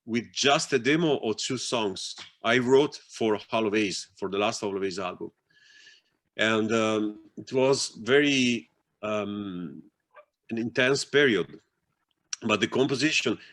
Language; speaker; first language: English; non-native, fluent; Italian